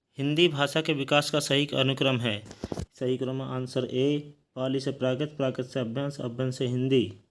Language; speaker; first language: Hindi; native; Hindi